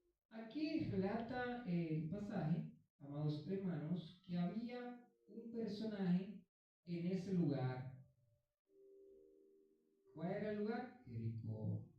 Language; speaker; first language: Spanish; native; Spanish